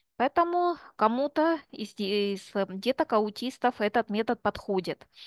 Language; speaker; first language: Russian; native; Russian